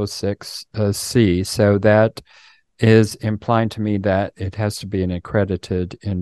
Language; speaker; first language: English; native; English